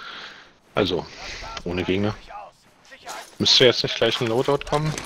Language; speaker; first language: German; native; German